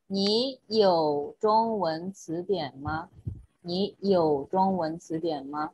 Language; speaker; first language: Chinese; non-native, learner; Thai